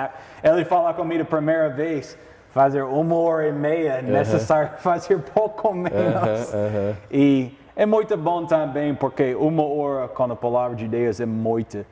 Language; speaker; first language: Portuguese; non-native, learner; English